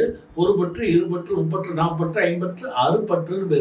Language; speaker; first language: Tamil; native; Tamil